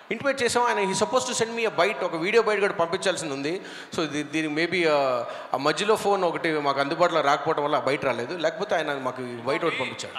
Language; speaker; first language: Telugu; native; Telugu